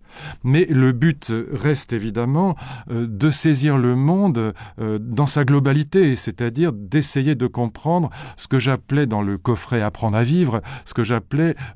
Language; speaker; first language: French; native; French